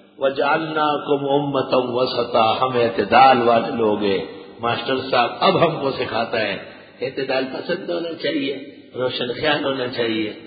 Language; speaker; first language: Urdu; non-native, local second language; Pashto